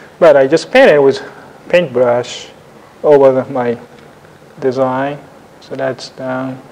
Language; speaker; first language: English; non-native, fluent; Japanese